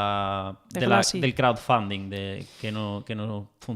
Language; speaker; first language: Spanish; native; Spanish